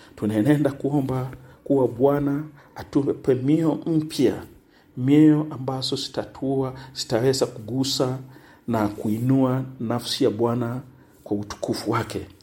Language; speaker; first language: Swahili; non-native, local second language; Luyia